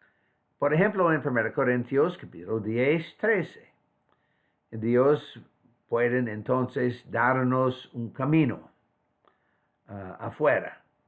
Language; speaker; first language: Spanish; non-native, fluent; English